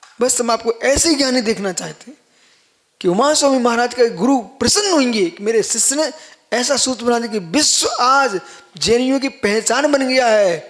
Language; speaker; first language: Hindi; native; Hindi